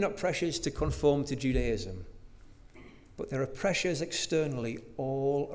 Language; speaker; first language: English; native; English